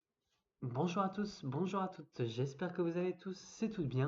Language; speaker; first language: French; native; French